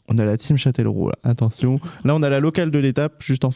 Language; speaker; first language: French; native; French